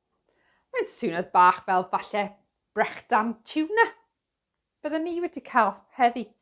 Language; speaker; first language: Welsh; non-native, fluent; English